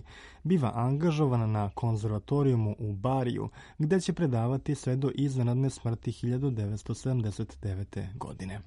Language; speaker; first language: Croatian; native; Croatian